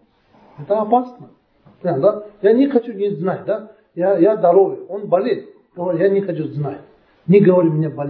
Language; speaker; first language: Russian; non-native, learner; Tibetan